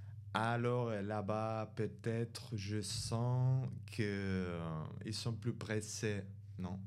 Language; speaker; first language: French; non-native, fluent; Spanish